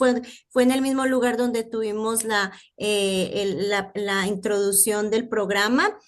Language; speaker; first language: Spanish; native; Spanish